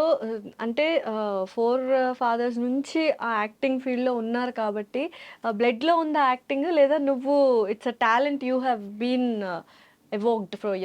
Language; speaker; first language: Telugu; native; Telugu